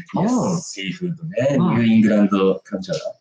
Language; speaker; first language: English; non-native, learner; Japanese